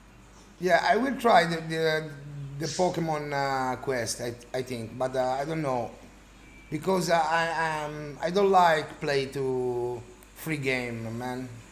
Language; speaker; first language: English; non-native, learner; Italian